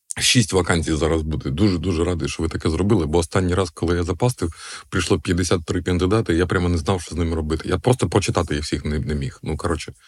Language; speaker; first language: Ukrainian; non-native, local second language; Russian